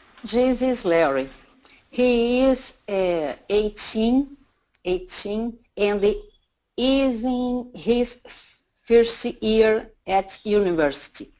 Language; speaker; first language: English; non-native, learner; Portuguese